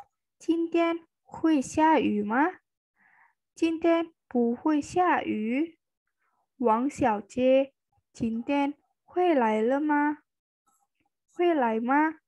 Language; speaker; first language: Chinese; non-native, fluent; Indonesian